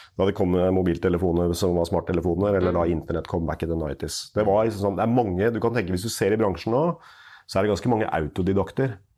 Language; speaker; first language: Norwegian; native; Norwegian